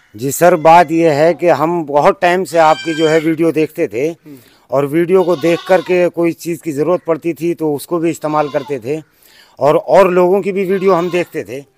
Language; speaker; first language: Hindi; native; Hindi